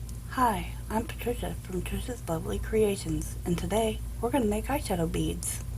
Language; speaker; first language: English; native; English